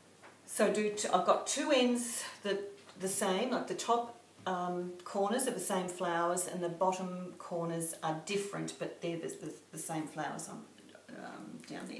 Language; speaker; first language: English; native; English